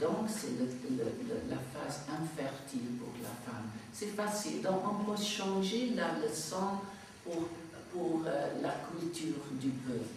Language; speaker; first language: French; non-native, fluent; English